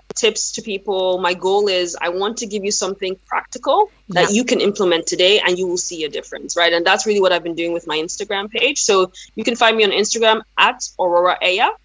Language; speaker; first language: English; non-native, local second language; Yoruba